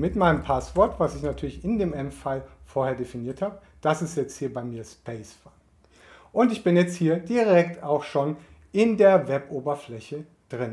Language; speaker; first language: German; native; German